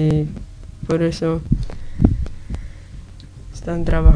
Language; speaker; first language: Spanish; non-native, local second language; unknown